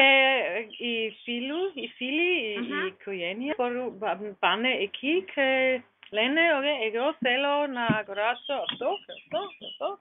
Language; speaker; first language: Greek; non-native, learner; German